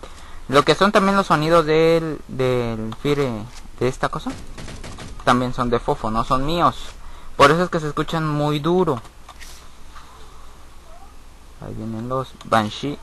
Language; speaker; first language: Spanish; native; Spanish